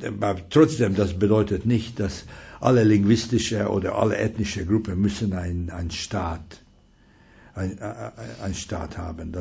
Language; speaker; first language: German; non-native, fluent; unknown